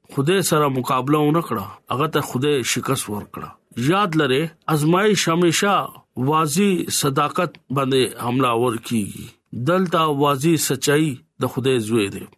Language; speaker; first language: Pashto; non-native, local second language; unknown